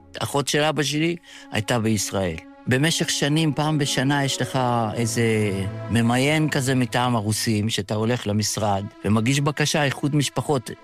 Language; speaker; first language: Hebrew; early bilingual, other home language; Yiddish